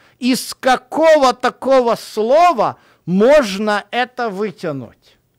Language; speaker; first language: Russian; native; Russian